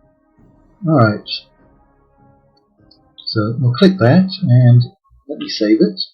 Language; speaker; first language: English; native; English